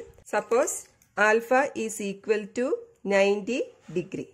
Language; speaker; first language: English; non-native, local second language; Malayalam